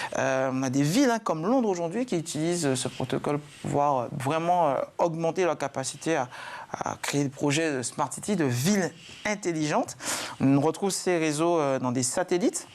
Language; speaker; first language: French; native; French